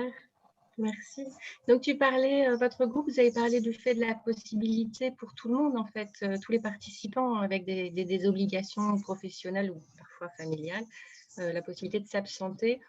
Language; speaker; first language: French; native; French